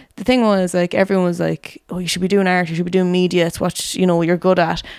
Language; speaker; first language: English; native; English